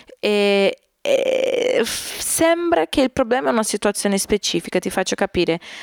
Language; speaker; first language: Italian; non-native, fluent; Portuguese